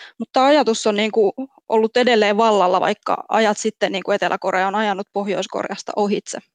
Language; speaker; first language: Finnish; native; Finnish